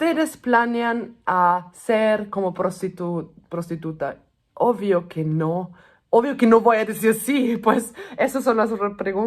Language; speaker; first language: Spanish; non-native, fluent; German